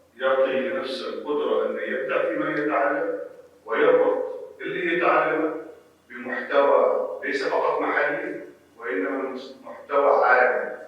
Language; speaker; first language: Arabic; native; Arabic